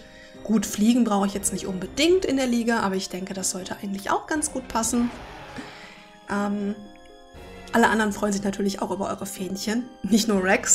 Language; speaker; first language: German; native; German